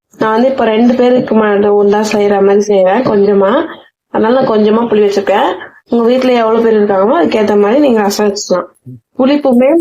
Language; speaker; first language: Tamil; native; Tamil